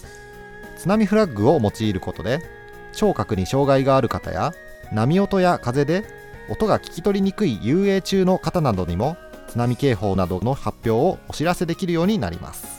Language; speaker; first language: Japanese; native; Japanese